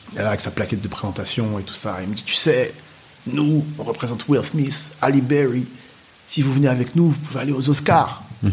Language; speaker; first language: French; native; French